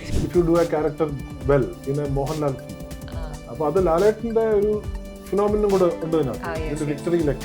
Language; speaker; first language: Malayalam; native; Malayalam